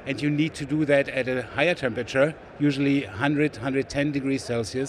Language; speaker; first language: English; non-native, fluent; German